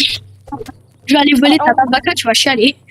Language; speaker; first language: French; native; French